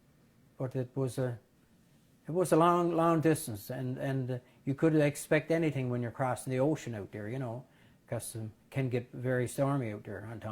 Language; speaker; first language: English; native; English